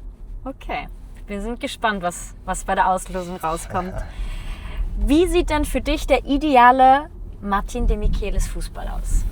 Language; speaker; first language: German; native; German